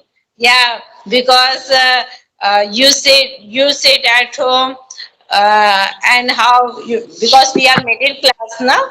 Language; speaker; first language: English; non-native, learner; Hindi